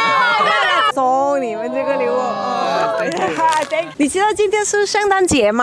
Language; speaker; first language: Chinese; non-native, learner; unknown